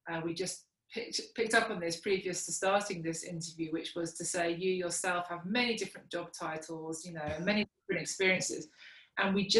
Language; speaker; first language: English; native; English